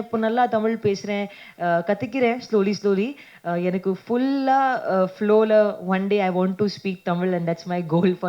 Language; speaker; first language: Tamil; non-native, learner; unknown